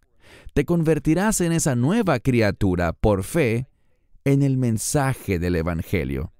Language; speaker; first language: Spanish; native; Spanish